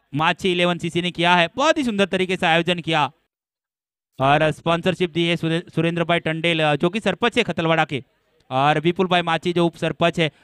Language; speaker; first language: Hindi; non-native, local second language; Gujarati